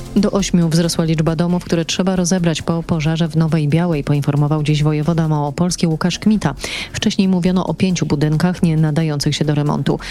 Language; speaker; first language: Polish; native; Polish